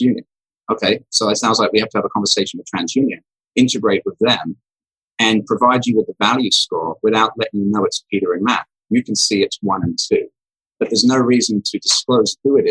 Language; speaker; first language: English; native; English